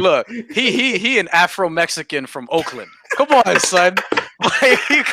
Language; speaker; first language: English; native; English